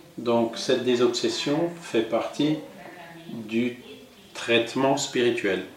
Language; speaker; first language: French; non-native, fluent; Portuguese